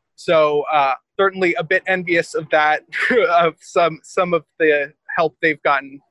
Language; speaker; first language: English; native; English